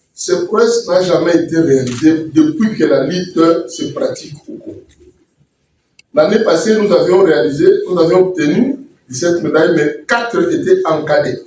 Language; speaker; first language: French; non-native, local second language; Lingala